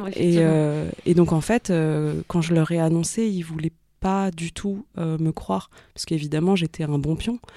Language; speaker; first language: French; native; French